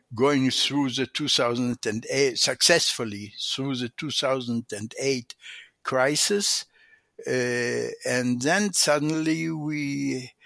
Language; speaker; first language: English; non-native, fluent; Hebrew